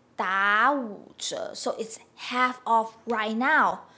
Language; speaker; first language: English; non-native, fluent; Chinese